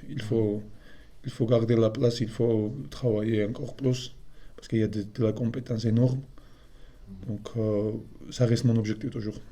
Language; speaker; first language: French; non-native, fluent; Georgian